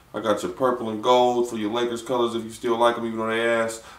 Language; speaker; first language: English; native; English